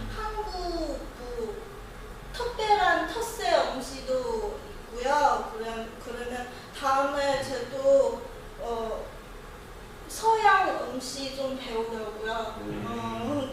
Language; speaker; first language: Korean; non-native, learner; Chinese